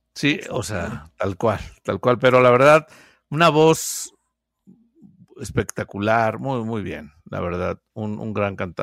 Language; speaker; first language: Spanish; native; Spanish